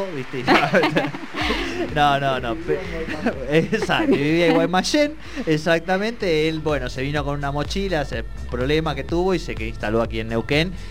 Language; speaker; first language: Spanish; native; Spanish